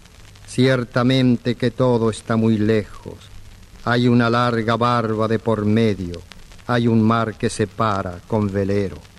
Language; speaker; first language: Spanish; native; Spanish